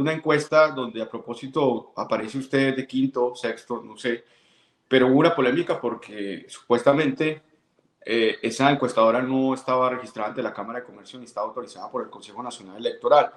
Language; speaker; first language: Spanish; native; Spanish